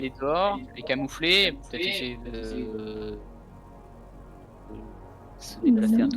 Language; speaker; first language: French; native; French